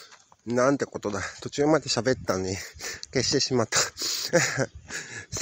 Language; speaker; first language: Japanese; native; Japanese